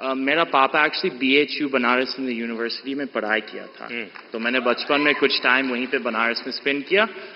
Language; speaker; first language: Hindi; early bilingual, heritage; Hindi